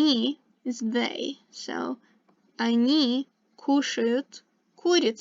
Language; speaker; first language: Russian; non-native, fluent; English